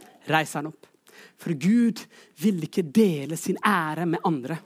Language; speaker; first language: Norwegian; non-native, fluent; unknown